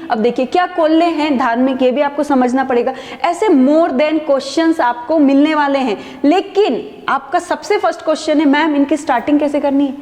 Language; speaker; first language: Hindi; non-native, local second language; Marathi